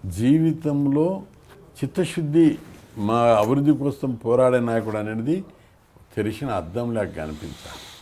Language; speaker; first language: Telugu; native; Telugu